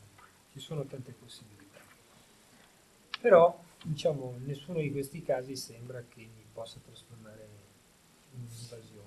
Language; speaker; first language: Italian; native; Italian